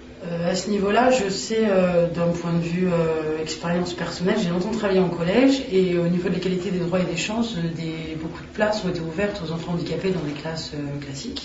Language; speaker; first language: French; native; French